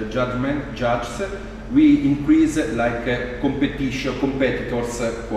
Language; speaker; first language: English; non-native, fluent; Italian